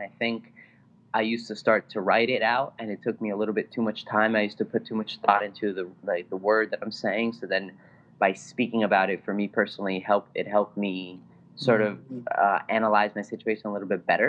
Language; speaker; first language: English; non-native, fluent; Spanish